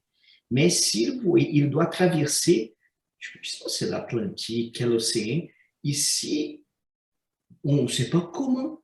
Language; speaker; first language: French; non-native, fluent; Portuguese